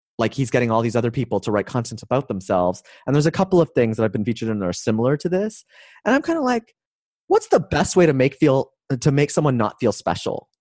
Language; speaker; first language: English; native; English